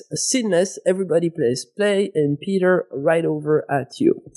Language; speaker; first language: English; non-native, fluent; French